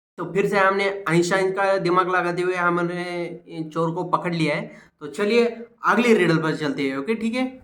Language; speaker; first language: Hindi; non-native, local second language; Marathi